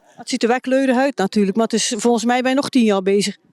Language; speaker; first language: Dutch; native; Dutch